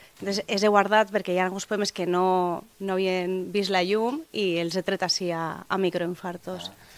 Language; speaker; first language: Catalan; native; Catalan